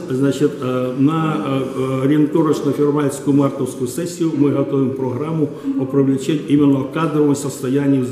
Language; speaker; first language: Russian; native; Russian